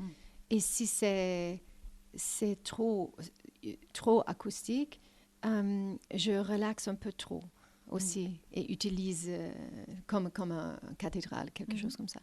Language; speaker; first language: French; non-native, fluent; English